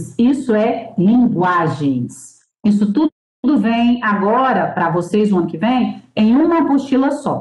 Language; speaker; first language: Portuguese; native; Portuguese